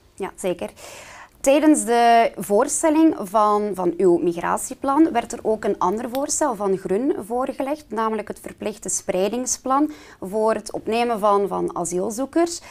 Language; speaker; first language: Dutch; native; Dutch